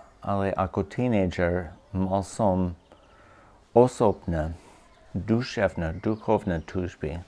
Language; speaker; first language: Slovak; non-native, fluent; English